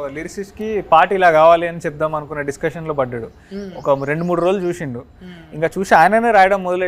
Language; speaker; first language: Telugu; native; Telugu